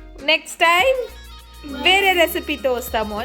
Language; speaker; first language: Telugu; native; Telugu